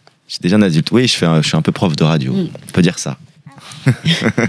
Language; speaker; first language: French; native; French